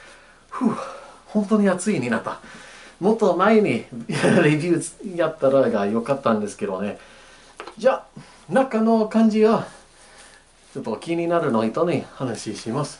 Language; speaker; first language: Japanese; non-native, learner; English